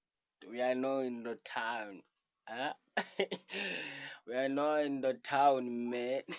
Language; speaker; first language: English; non-native, learner; Rundi